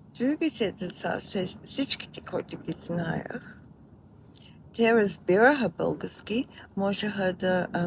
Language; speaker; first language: Bulgarian; early bilingual, heritage; Bulgarian